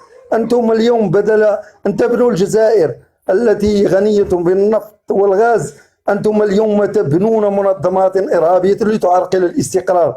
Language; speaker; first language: Arabic; native; Arabic